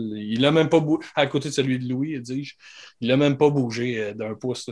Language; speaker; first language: French; native; French